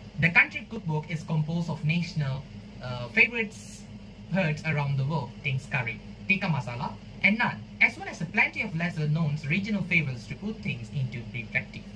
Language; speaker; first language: English; non-native, local second language; Tamil